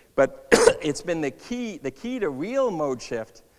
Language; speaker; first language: English; native; English